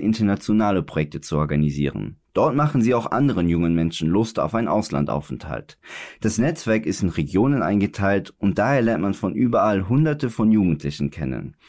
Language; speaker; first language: German; native; German